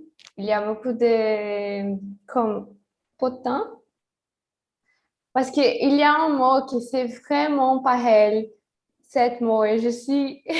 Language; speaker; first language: French; non-native, learner; Portuguese